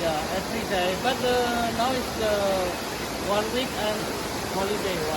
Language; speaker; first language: English; non-native, learner; Balinese